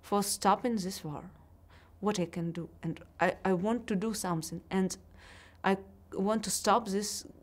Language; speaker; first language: English; non-native, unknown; Russian